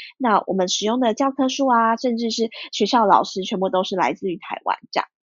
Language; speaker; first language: Chinese; early bilingual, heritage; Chinese